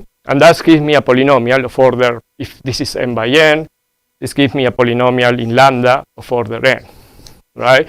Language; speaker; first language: English; non-native, fluent; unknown